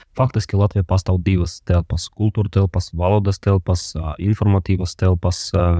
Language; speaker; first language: Latvian; non-native, local second language; Russian